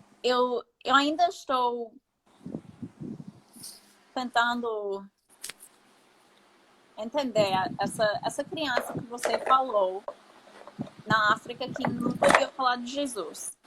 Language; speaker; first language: Portuguese; non-native, fluent; English